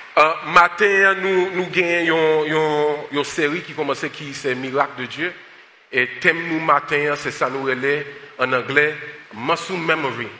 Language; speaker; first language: French; non-native, local second language; Haitian Creole